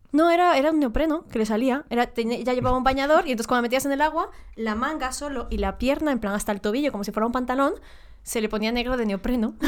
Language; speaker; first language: Spanish; early bilingual, other home language; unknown